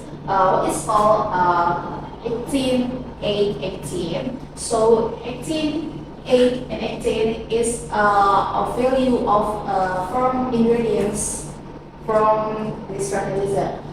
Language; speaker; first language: English; non-native, learner; Indonesian